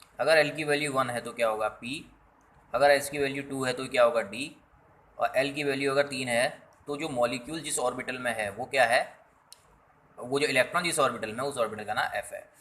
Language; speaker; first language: Hindi; native; Hindi